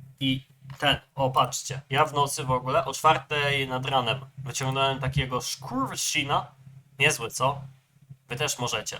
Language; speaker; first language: Polish; native; Polish